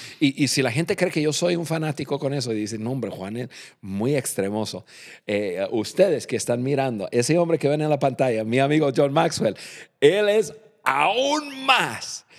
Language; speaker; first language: Spanish; non-native, fluent; English